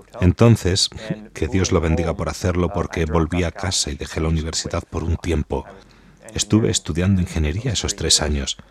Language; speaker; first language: Spanish; non-native, fluent; English